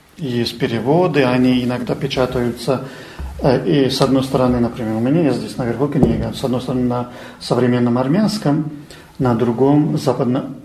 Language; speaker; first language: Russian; non-native, local second language; Armenian